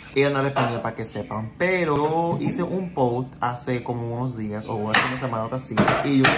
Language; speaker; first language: Spanish; non-native, fluent; English